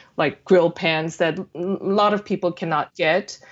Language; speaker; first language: English; non-native, fluent; Korean